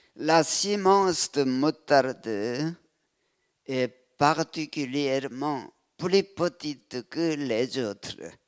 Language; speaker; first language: French; non-native, fluent; Korean